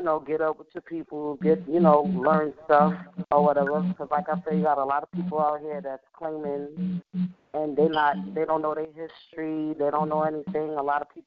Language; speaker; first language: English; native; English